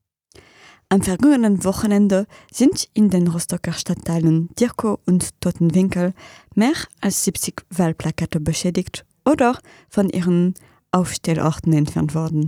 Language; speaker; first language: German; non-native, fluent; French